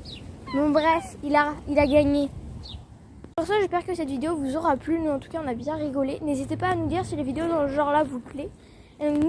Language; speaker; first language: French; native; French